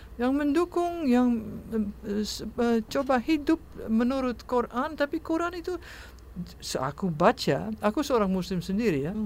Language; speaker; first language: Indonesian; non-native, fluent; Dutch